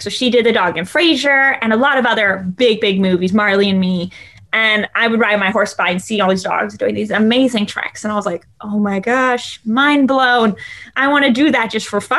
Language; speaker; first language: English; native; English